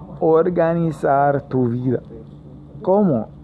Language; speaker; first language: Spanish; native; Spanish